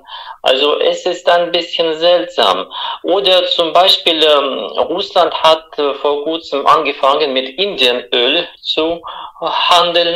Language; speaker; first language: German; non-native, fluent; Russian